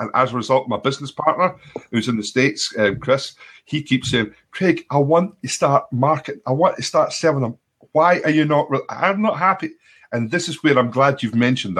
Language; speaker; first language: English; native; English